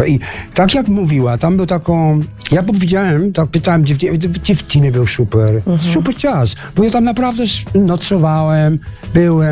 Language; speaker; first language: Polish; non-native, learner; Dutch